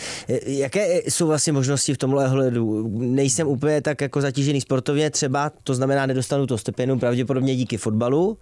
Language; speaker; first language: Czech; native; Czech